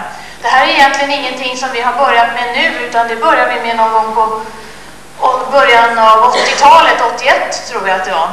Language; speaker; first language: Swedish; native; Swedish